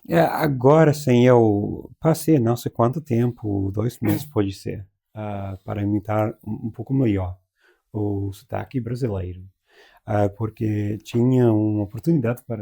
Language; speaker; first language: Portuguese; non-native, learner; English